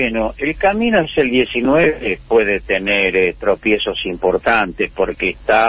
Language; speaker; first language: Spanish; native; Spanish